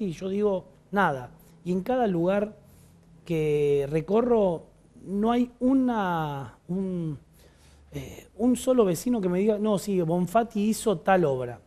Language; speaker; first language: Spanish; native; Spanish